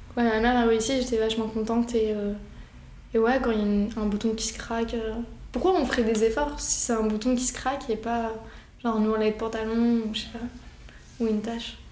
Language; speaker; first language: French; early bilingual, other home language; Arabic